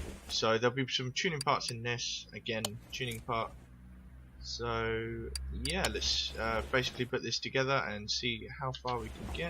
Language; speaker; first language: English; native; English